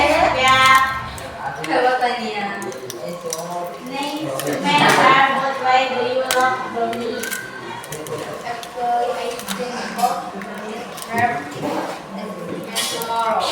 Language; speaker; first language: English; non-native, learner; Indonesian